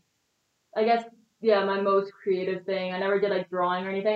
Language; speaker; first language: English; native; English